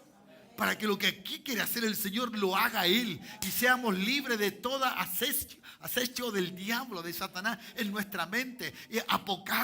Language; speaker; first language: Spanish; native; Spanish